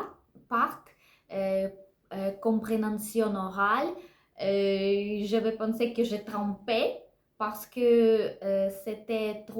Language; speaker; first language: French; non-native, learner; Russian